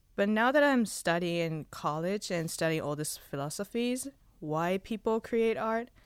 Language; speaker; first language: English; non-native, fluent; Spanish